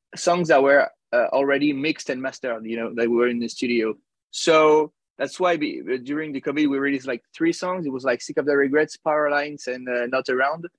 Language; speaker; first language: English; non-native, fluent; French